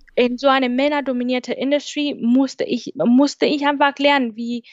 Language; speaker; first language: German; non-native, fluent; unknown